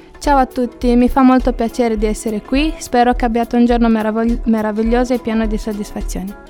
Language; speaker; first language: Italian; non-native, fluent; Romanian